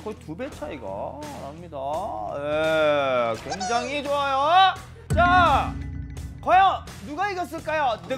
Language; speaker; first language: Korean; non-native, fluent; Japanese